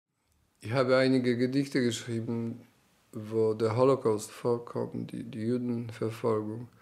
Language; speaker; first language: German; non-native, fluent; Polish